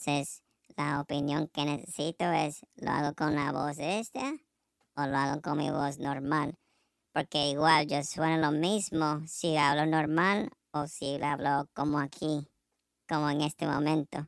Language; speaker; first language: Spanish; non-native, learner; English